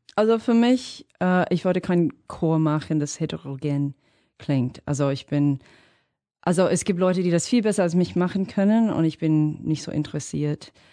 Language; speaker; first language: German; non-native, fluent; English